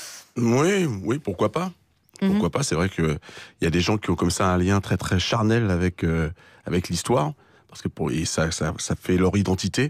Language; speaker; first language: French; native; French